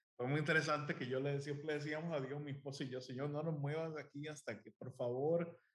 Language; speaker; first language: Spanish; native; Spanish